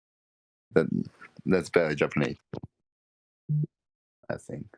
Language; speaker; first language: English; non-native, learner; Japanese